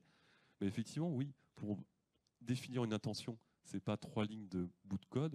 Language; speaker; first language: French; native; French